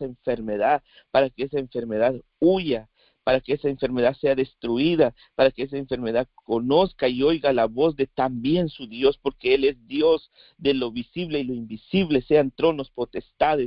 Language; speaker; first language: Spanish; native; Spanish